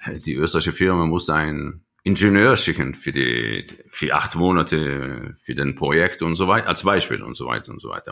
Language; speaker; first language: German; non-native, fluent; Hebrew